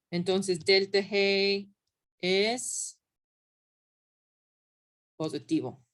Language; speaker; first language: Spanish; non-native, fluent; English